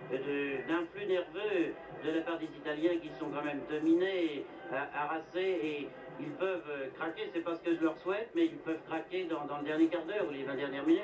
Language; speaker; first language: French; native; French